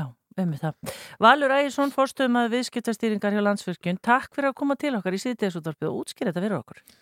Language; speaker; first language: Icelandic; native; Icelandic